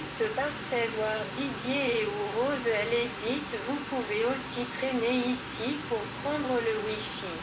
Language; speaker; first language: French; non-native, local second language; Haitian Creole